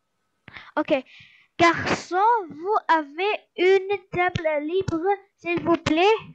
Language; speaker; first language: French; non-native, learner; Arabic